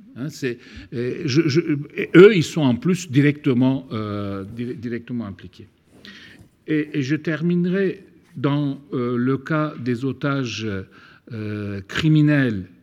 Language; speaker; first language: French; non-native, fluent; Turkish